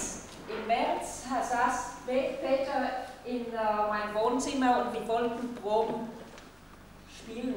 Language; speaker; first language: German; non-native, fluent; Hebrew